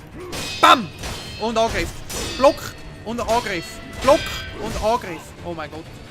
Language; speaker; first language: German; native; German